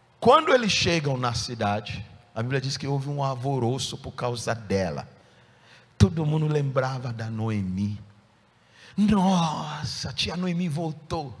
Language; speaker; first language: Portuguese; non-native, fluent; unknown